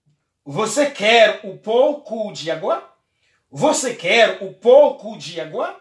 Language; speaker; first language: Portuguese; non-native, learner; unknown